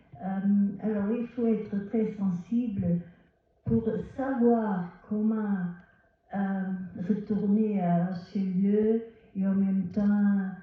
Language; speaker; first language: French; non-native, fluent; Portuguese